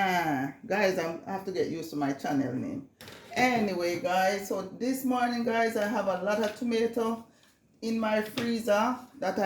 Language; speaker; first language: English; non-native, local second language; Jamaican Creole English